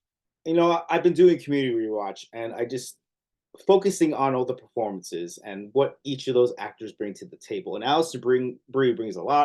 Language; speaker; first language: English; native; English